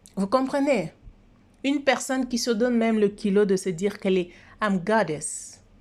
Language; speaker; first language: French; non-native, local second language; Lingala